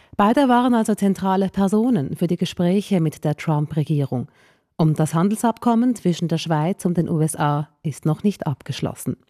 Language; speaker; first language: German; native; German